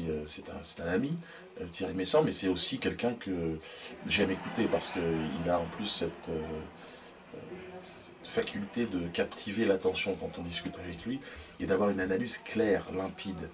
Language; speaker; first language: French; native; French